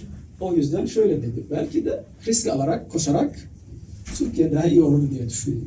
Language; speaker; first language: Turkish; non-native, learner; Somali